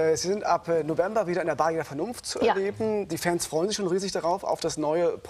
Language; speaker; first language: German; native; German